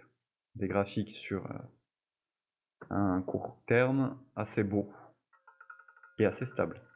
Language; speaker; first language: French; native; French